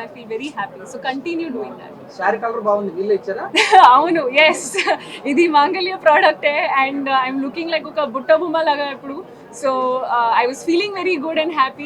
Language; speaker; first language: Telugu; non-native, fluent; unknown